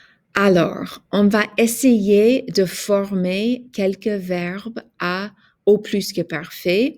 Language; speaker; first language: French; non-native, fluent; English